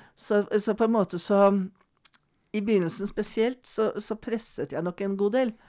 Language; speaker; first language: Norwegian; native; Norwegian